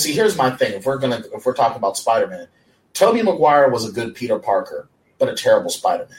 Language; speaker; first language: English; native; English